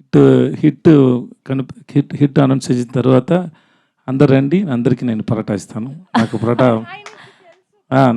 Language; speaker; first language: Telugu; non-native, learner; Tamil